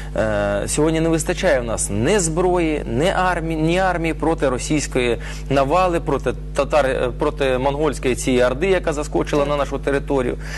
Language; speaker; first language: Ukrainian; non-native, local second language; Russian